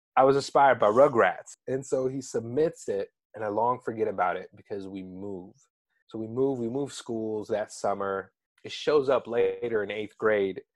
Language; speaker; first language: English; early bilingual, other home language; Arabic